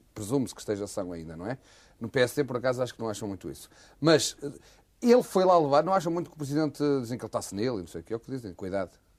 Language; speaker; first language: Portuguese; native; Portuguese